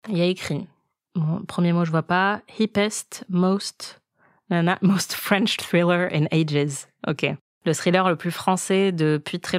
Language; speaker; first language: French; native; French